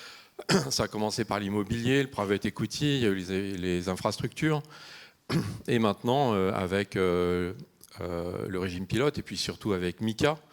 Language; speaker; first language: French; native; French